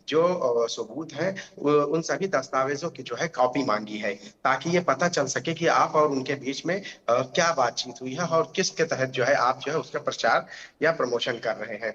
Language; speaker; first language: Hindi; native; Hindi